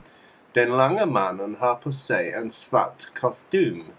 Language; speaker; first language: Swedish; non-native, learner; English